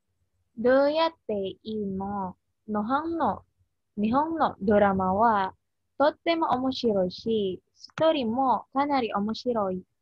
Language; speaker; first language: Japanese; non-native, learner; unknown